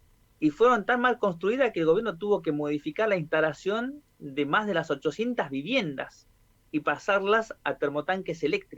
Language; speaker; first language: Spanish; native; Spanish